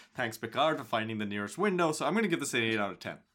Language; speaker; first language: English; non-native, local second language; Hindi